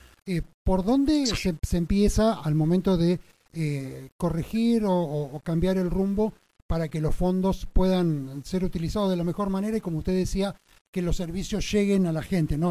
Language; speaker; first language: Spanish; native; Spanish